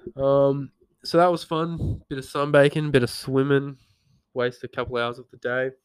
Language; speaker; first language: English; native; English